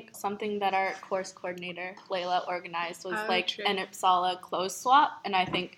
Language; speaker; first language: English; native; English